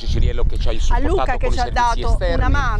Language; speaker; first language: Italian; native; Italian